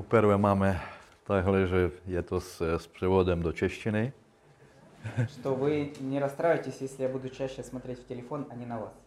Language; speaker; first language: Czech; non-native, learner; Russian